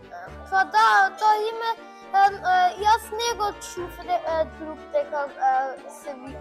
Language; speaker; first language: Macedonian; early bilingual, heritage; Macedonian